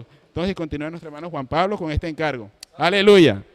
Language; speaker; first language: Spanish; native; Spanish